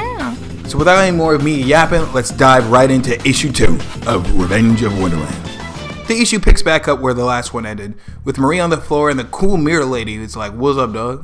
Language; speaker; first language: English; native; English